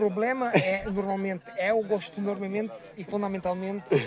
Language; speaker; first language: Portuguese; non-native, learner; Italian